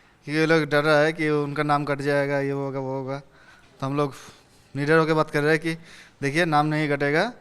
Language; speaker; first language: Hindi; non-native, local second language; Bangla